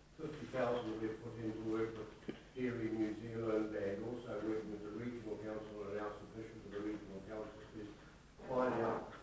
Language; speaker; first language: English; native; English